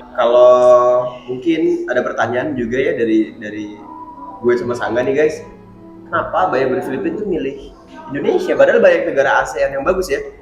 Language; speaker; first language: Indonesian; native; Indonesian